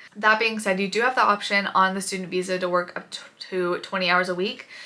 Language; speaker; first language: English; native; English